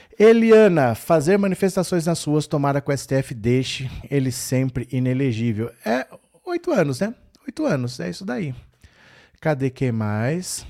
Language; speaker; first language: Portuguese; native; Portuguese